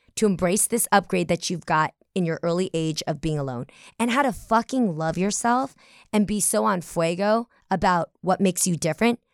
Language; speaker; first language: English; early bilingual, other home language; Vietnamese